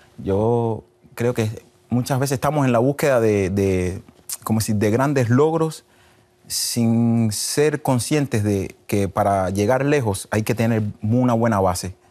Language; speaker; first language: Spanish; native; Spanish